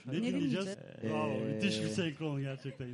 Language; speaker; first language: Turkish; native; Turkish